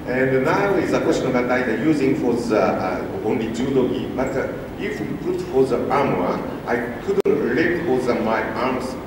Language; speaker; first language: English; non-native, learner; Japanese